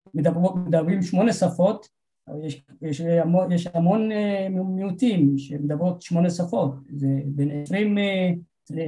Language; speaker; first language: Hebrew; non-native, fluent; Tigrinya